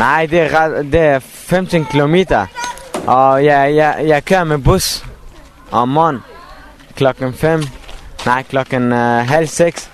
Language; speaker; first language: Danish; non-native, learner; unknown